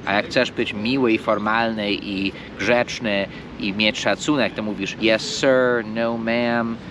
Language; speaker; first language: Polish; non-native, fluent; English